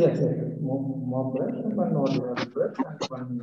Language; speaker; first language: English; non-native, learner; Malayalam